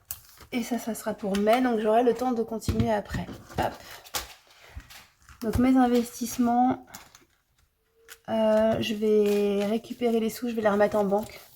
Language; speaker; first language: French; native; French